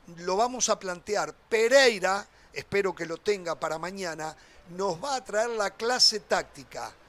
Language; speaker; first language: Spanish; native; Spanish